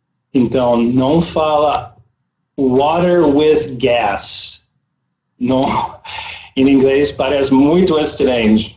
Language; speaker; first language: Portuguese; non-native, learner; English